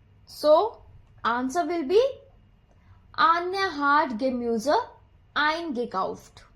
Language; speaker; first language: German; non-native, fluent; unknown